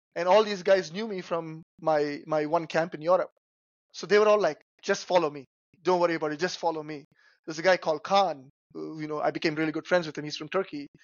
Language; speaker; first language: English; non-native, local second language; Tamil